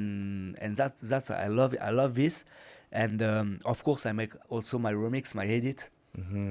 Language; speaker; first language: English; non-native, learner; French